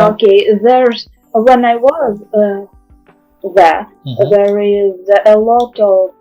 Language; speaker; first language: English; non-native, learner; Russian